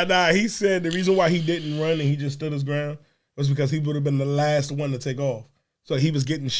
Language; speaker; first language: English; native; English